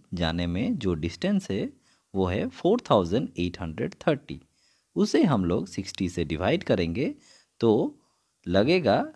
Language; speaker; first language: Hindi; non-native, local second language; Bangla